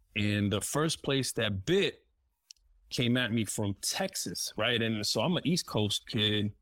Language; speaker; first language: English; early bilingual, other home language; Spanish